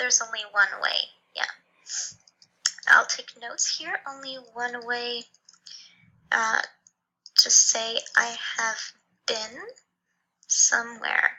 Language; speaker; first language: English; non-native, fluent; French